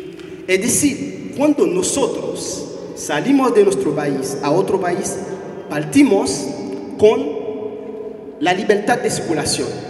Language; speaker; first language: Spanish; non-native, fluent; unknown